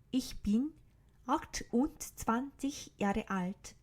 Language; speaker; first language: German; non-native, learner; Korean